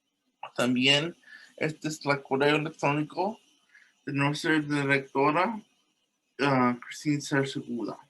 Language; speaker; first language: Spanish; early bilingual, heritage; English